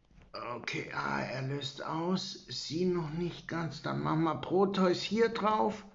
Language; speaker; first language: German; native; German